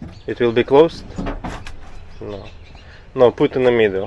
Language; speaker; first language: English; non-native, learner; Ukrainian